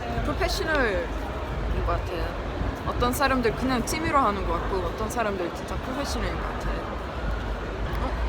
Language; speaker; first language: Korean; non-native, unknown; Swedish